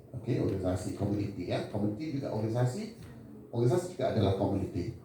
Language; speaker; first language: Malay; native; Malay